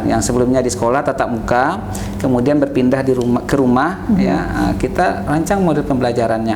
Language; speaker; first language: Indonesian; native; Indonesian